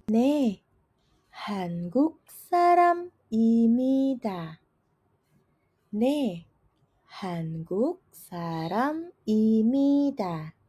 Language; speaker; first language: Korean; non-native, fluent; Indonesian